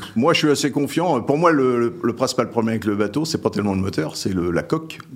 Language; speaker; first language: French; native; French